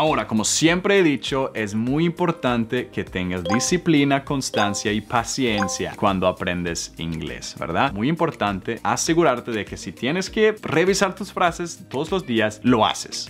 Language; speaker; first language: Spanish; non-native, fluent; Swedish